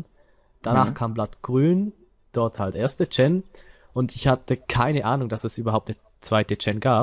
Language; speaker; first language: German; native; German